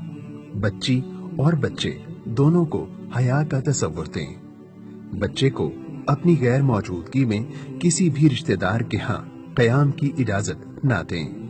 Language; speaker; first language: Urdu; native; Urdu